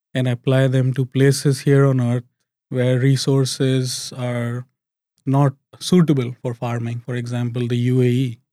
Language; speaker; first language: English; non-native, local second language; Hindi